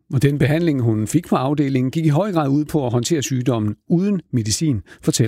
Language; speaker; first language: Danish; native; Danish